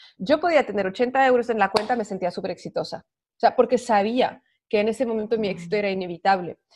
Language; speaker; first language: Spanish; non-native, fluent; French